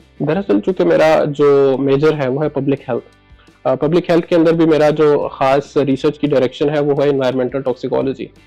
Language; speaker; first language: Urdu; non-native, local second language; Punjabi